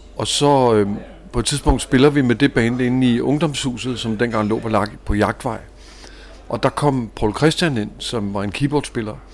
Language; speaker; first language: Danish; native; Danish